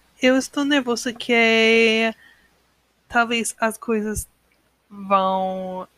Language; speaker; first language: Portuguese; non-native, learner; English